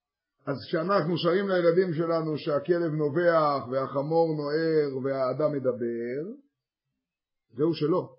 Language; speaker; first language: Hebrew; native; Hebrew